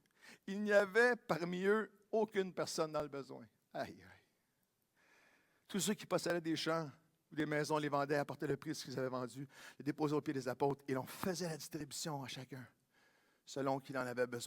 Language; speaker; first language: French; native; French